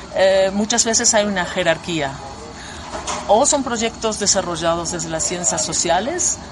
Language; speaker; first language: Spanish; non-native, fluent; German